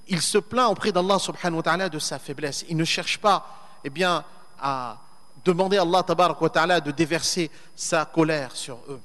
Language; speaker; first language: French; native; French